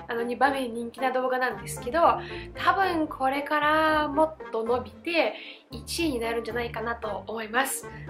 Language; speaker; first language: Japanese; non-native, fluent; Russian